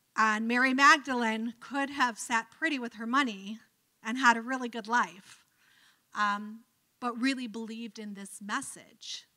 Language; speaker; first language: English; native; English